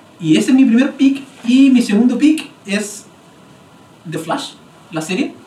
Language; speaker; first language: Spanish; native; Spanish